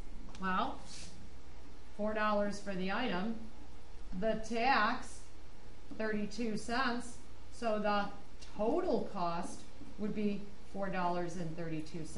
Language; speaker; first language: English; native; English